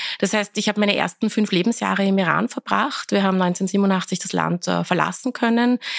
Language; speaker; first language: German; early bilingual, other home language; Persian